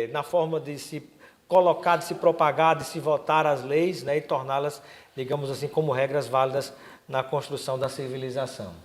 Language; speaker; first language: Portuguese; native; Portuguese